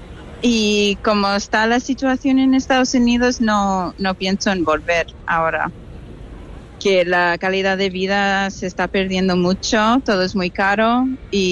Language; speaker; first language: Spanish; non-native, fluent; English